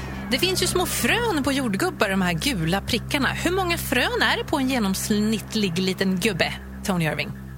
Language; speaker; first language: Swedish; native; Swedish